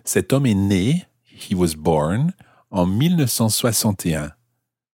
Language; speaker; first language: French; non-native, fluent; English